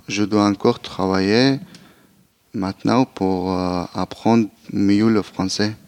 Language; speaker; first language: French; non-native, learner; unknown